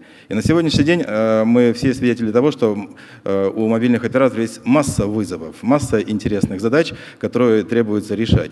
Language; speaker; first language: Russian; native; Russian